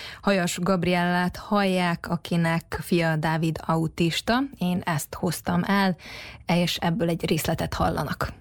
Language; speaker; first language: Hungarian; native; Hungarian